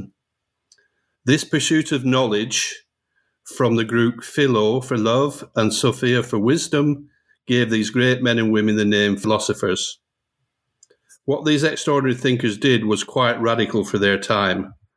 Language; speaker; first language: English; native; English